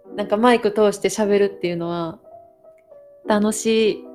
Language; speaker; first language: Japanese; native; Japanese